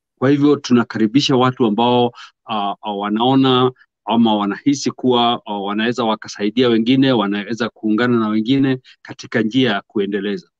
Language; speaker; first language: Swahili; non-native, local second language; Kikuyu